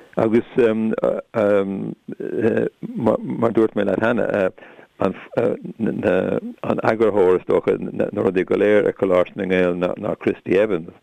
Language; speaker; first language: Irish; non-native, local second language; English